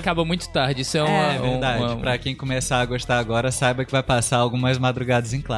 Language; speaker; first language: Portuguese; native; Portuguese